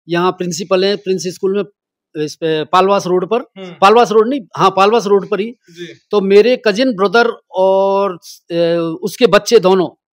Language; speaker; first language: Hindi; native; Hindi